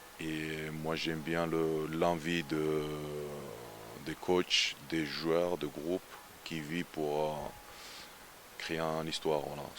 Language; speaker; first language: French; non-native, fluent; Georgian